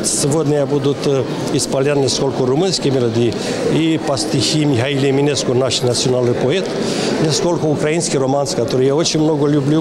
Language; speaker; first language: Ukrainian; non-native, learner; Romanian